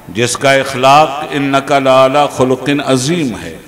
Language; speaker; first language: Urdu; native; Urdu